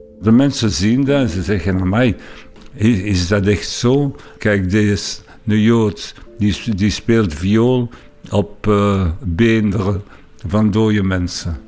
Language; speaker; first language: Dutch; non-native, local second language; French